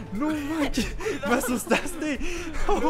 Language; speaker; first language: Spanish; native; Spanish